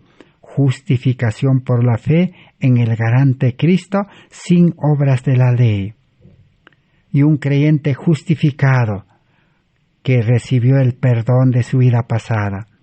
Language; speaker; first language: Spanish; native; Spanish